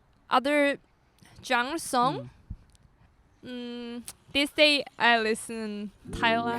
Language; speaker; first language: English; non-native, learner; Korean